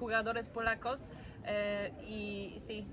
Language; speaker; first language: Spanish; non-native, fluent; Polish